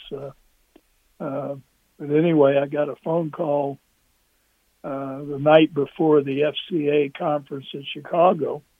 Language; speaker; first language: English; native; English